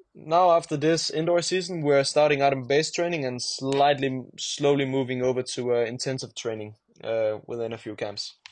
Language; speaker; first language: English; non-native, fluent; Danish